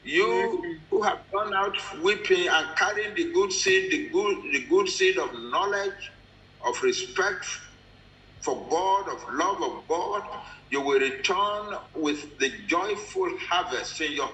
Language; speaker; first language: English; non-native, local second language; Yoruba